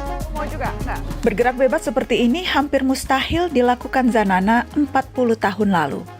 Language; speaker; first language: Indonesian; native; Indonesian